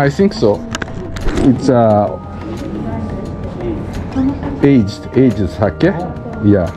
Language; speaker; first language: English; non-native, learner; Japanese